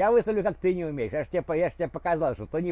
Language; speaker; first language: Russian; native; Russian